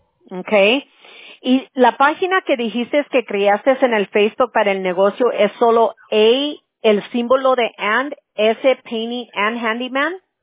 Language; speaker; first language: Spanish; early bilingual, other home language; English